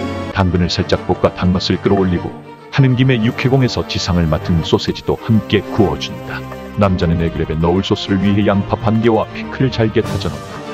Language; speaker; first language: Korean; native; Korean